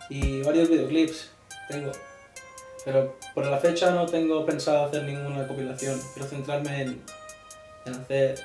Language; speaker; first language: Spanish; early bilingual, other home language; English